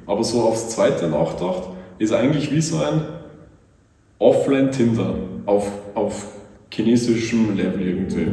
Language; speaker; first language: German; native; German